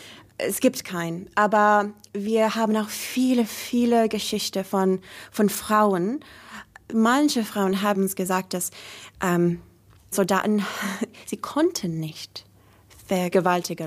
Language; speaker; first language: German; non-native, learner; English